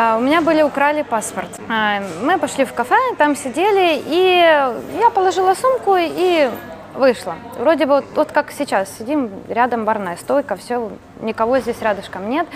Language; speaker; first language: Russian; native; Russian